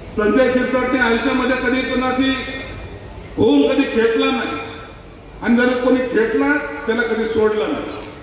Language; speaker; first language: Marathi; native; Marathi